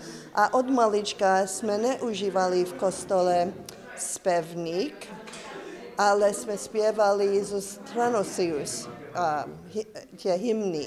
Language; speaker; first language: Slovak; early bilingual, heritage; English